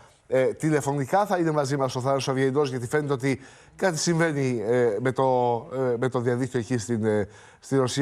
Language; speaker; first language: Greek; native; Greek